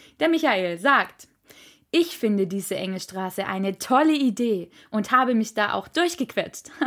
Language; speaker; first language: German; native; German